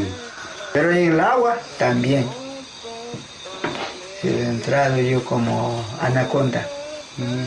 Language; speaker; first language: Spanish; non-native, local second language; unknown